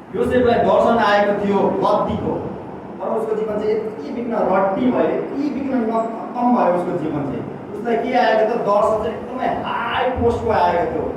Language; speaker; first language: Nepali; native; Nepali